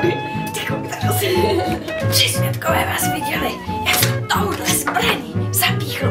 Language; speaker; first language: Czech; native; Czech